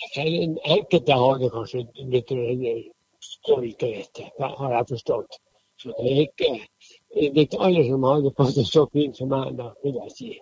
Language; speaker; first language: Norwegian; native; Norwegian